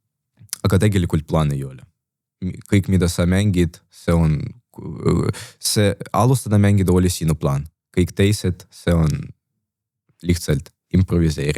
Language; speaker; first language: Estonian; non-native, local second language; Russian